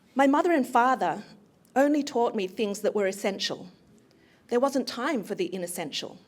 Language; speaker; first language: English; early bilingual, other home language; Thai